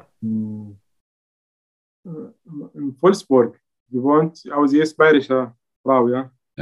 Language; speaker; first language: German; non-native, learner; Arabic